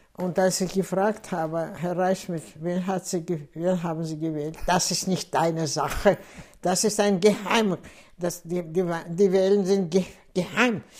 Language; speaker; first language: German; non-native, fluent; Russian